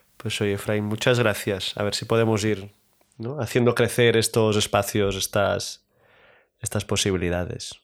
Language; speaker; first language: Spanish; non-native, local second language; Catalan